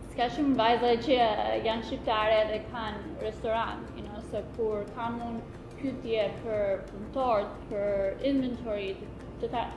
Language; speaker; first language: Albanian; early bilingual, heritage; Albanian